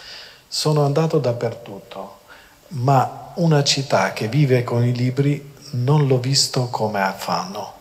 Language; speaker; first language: Italian; non-native, fluent; Albanian